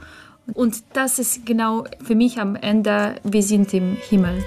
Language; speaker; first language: German; non-native, fluent; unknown